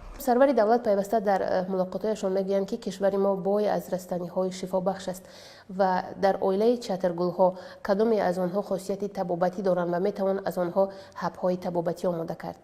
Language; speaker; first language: Tajik; native; Tajik